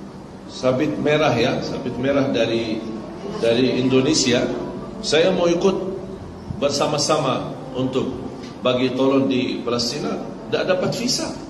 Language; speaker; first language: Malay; non-native, fluent; Arabic